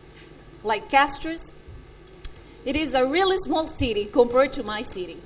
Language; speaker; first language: English; non-native, fluent; Spanish